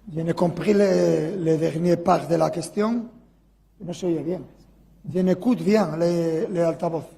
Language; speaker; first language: French; non-native, learner; Spanish